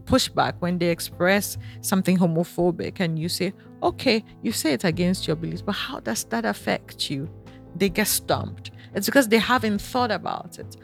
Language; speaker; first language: English; non-native, local second language; Akan